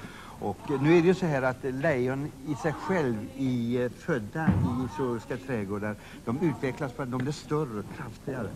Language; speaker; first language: Swedish; native; Swedish